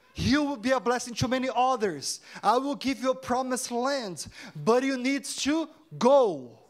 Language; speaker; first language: English; non-native, fluent; Portuguese